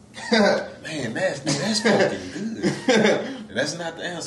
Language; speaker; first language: English; native; English